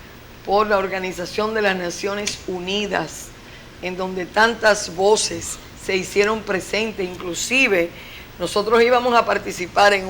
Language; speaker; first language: Spanish; native; Spanish